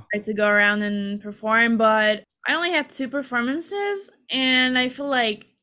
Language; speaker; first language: English; non-native, fluent; Hungarian